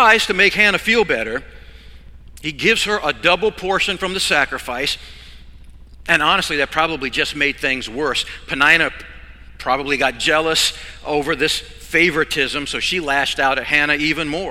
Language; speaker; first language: English; native; English